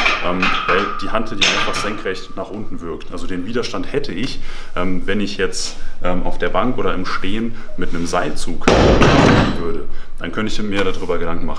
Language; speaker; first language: German; native; German